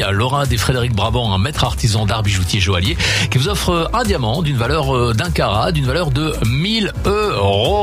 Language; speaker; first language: French; native; French